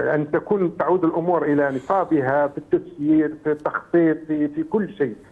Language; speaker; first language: Arabic; native; Arabic